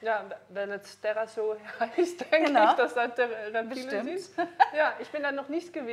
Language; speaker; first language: German; non-native, learner; Dutch